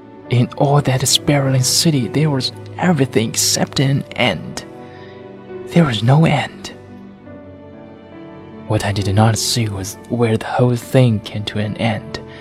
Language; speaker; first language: English; non-native, fluent; Chinese